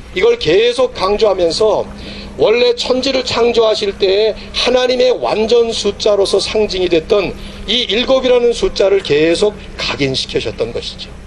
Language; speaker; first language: Korean; native; Korean